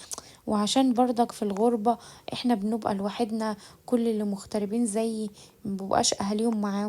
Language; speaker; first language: Arabic; native; Arabic